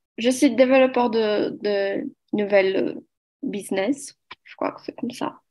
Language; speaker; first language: French; non-native, learner; Portuguese